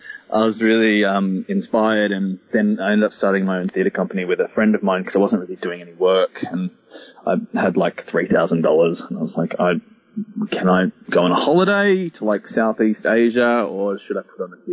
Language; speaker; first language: English; native; English